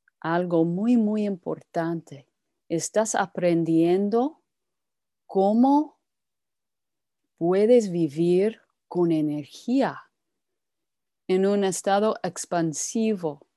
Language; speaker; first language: Spanish; non-native, fluent; English